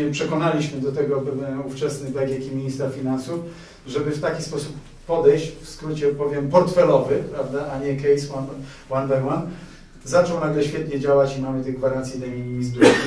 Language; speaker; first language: Polish; native; Polish